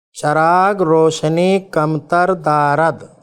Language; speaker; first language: Persian; non-native, fluent; Urdu